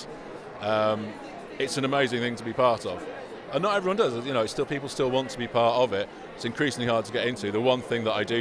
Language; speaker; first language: English; native; English